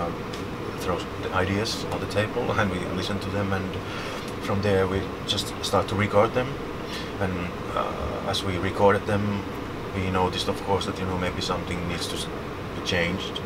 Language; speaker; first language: English; non-native, fluent; Finnish